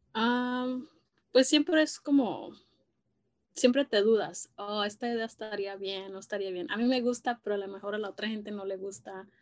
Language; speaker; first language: Spanish; early bilingual, heritage; Spanish